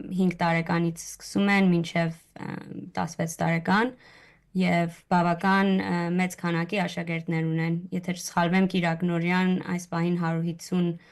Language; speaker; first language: Armenian; early bilingual, heritage; Armenian